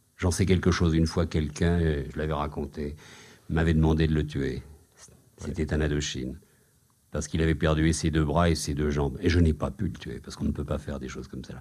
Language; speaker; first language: French; native; French